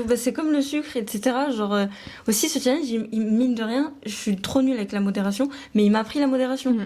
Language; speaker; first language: French; native; French